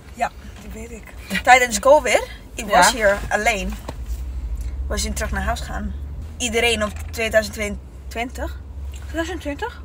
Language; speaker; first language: Dutch; non-native, learner; Italian